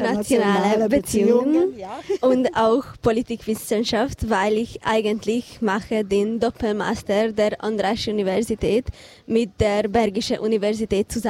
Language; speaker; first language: German; non-native, fluent; Hungarian